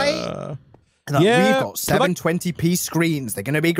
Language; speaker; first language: English; native; English